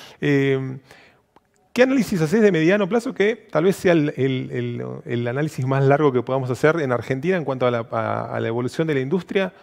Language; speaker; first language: Spanish; native; Spanish